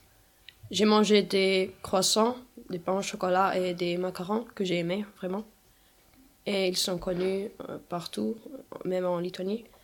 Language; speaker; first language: French; non-native, learner; Lithuanian